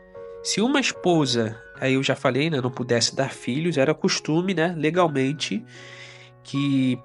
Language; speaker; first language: Portuguese; native; Portuguese